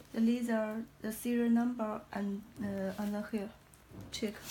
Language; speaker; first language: English; non-native, learner; Chinese